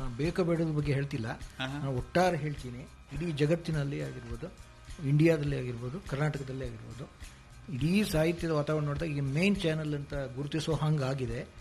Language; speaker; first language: Kannada; native; Kannada